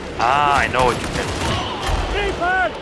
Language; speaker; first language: English; non-native, fluent; German